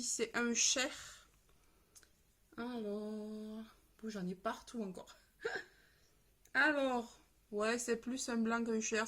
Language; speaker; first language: French; native; French